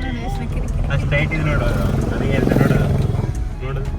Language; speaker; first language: Kannada; native; Kannada